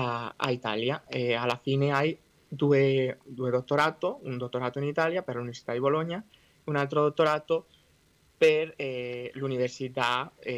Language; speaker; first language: Italian; non-native, fluent; Spanish